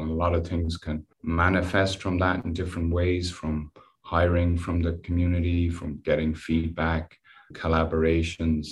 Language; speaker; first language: English; native; English